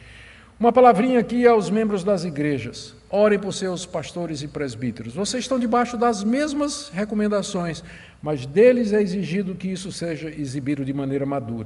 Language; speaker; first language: Portuguese; native; Portuguese